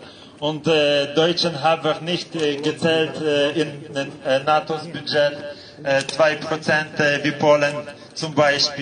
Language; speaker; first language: German; non-native, fluent; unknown